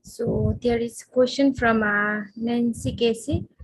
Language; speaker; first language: English; non-native, local second language; Nepali